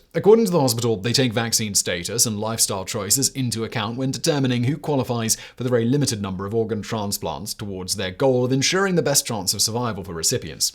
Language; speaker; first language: English; native; English